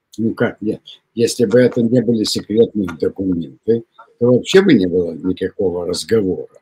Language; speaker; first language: Russian; native; Russian